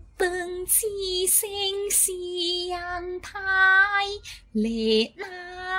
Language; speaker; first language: Chinese; non-native, local second language; Min Nan Chinese